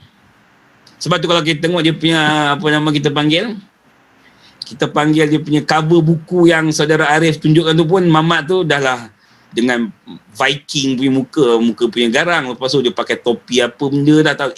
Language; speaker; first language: Malay; native; Malay